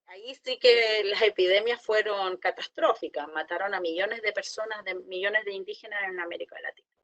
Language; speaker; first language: Spanish; native; Spanish